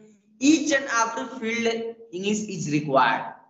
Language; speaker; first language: English; non-native, learner; Hindi